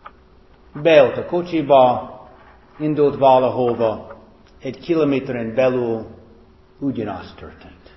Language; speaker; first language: Hungarian; non-native, fluent; English